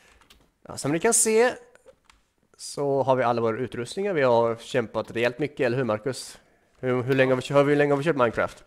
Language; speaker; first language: Swedish; native; Swedish